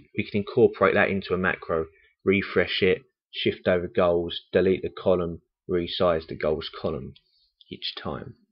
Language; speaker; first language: English; native; English